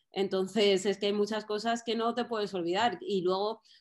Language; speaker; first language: Spanish; native; Spanish